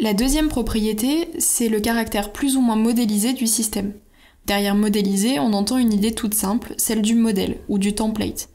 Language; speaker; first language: French; native; French